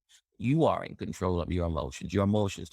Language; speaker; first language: English; native; English